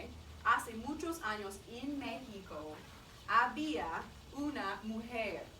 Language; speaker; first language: Spanish; non-native, fluent; English